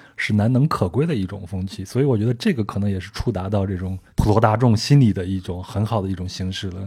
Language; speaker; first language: Chinese; native; Chinese